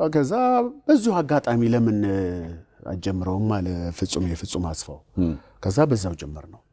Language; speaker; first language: Amharic; native; Amharic